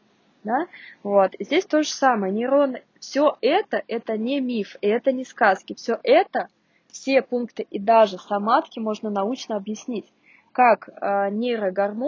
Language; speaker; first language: Russian; native; Russian